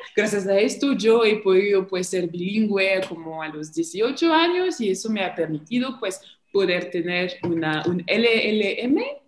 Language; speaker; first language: Spanish; non-native, fluent; French